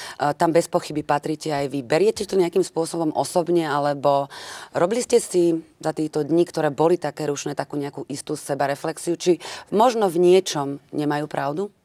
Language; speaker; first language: Slovak; native; Slovak